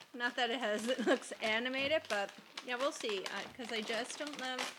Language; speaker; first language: English; native; English